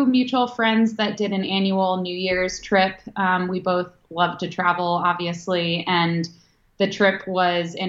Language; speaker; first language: English; native; English